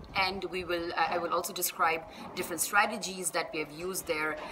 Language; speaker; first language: English; non-native, fluent; Bangla